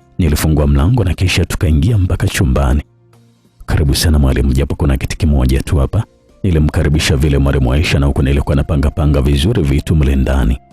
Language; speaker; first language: Swahili; native; Swahili